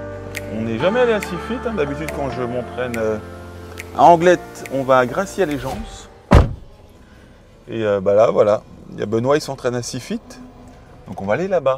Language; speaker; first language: French; native; French